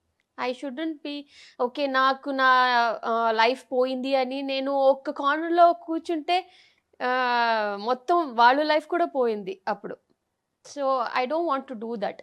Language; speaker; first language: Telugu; non-native, local second language; Tamil